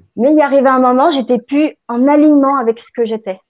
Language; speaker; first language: French; native; French